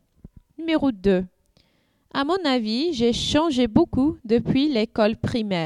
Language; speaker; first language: French; non-native, learner; English